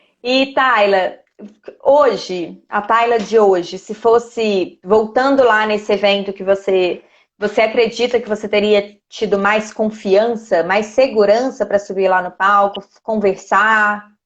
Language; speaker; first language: Portuguese; native; Portuguese